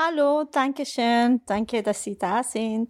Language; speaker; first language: German; non-native, fluent; Persian